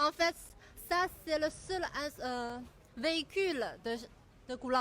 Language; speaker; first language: French; non-native, fluent; Chinese